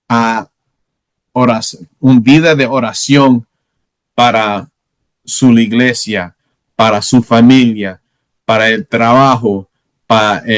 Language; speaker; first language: Spanish; non-native, learner; English